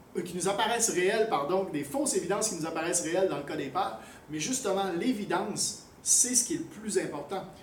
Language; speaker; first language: French; native; French